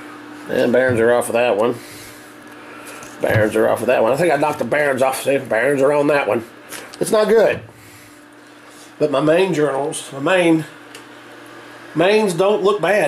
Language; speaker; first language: English; native; English